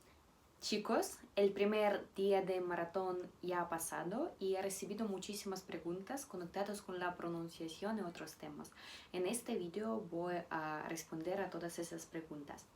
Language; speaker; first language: Spanish; non-native, fluent; Russian